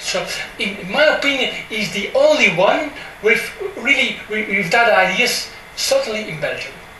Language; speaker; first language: English; non-native, fluent; French